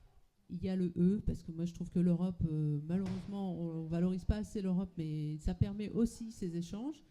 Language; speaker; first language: French; native; French